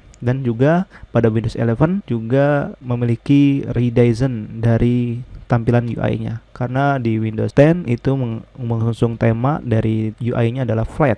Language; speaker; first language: Indonesian; native; Indonesian